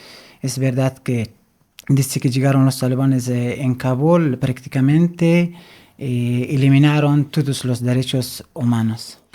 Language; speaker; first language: Spanish; non-native, fluent; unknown